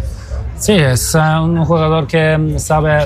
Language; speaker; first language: Spanish; non-native, fluent; Polish